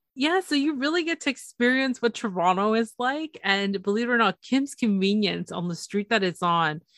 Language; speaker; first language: English; native; English